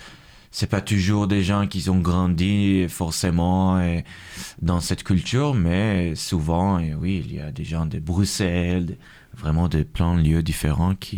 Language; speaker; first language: French; non-native, fluent; Hebrew